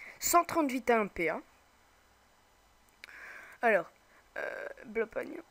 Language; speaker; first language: French; native; French